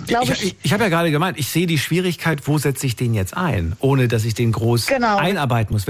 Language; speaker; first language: German; native; German